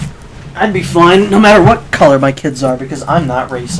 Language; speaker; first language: English; native; English